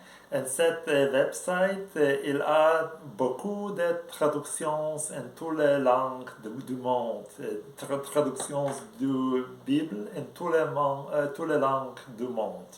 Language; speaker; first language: French; non-native, learner; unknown